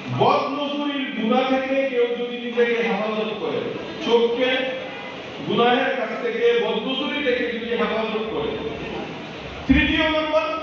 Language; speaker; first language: Bangla; native; Bangla